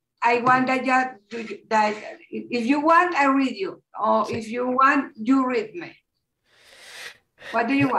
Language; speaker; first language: English; non-native, learner; Spanish